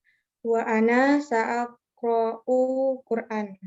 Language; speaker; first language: Arabic; non-native, learner; Indonesian